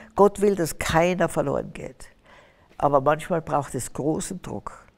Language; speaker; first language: German; native; German